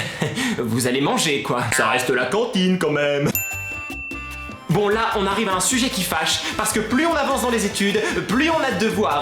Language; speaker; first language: French; native; French